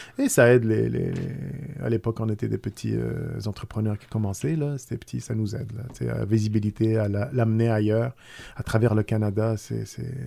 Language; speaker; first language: French; non-native, local second language; Arabic